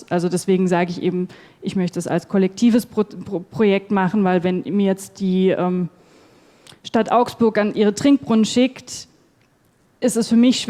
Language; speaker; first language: German; native; German